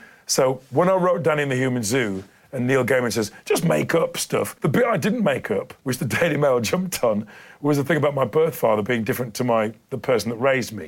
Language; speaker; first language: English; native; English